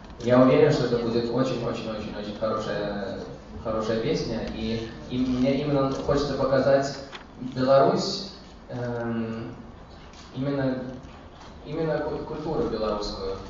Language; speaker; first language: Russian; early bilingual, heritage; Russian